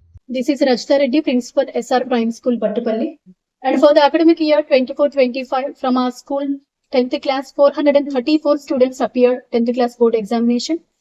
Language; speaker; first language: English; non-native, local second language; Telugu